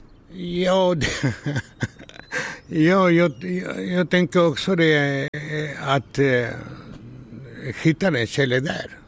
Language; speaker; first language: Swedish; non-native, learner; Spanish